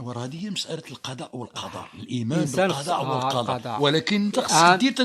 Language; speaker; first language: Arabic; native; Arabic